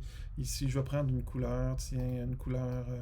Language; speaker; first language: French; native; French